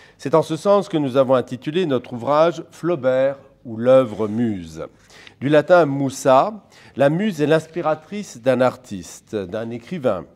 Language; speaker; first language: French; native; French